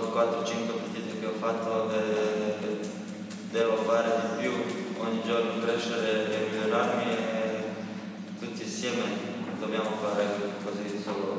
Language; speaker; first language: Italian; non-native, learner; Croatian